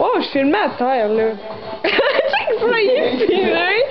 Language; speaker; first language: French; native; French